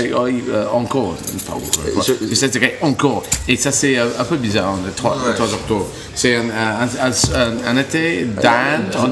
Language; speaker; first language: French; non-native, learner; English